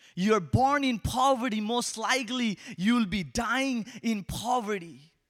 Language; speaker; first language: English; non-native, local second language; Bangla